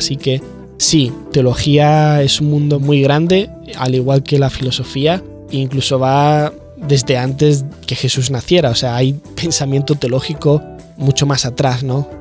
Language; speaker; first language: Spanish; native; Spanish